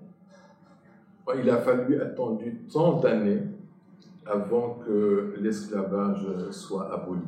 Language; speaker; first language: French; non-native, fluent; Arabic